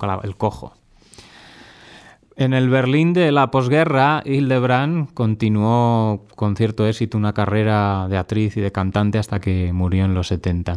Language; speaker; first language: Spanish; native; Spanish